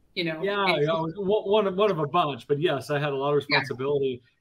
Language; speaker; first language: English; native; English